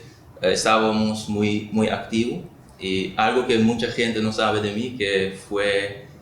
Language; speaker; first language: Spanish; non-native, local second language; Papiamento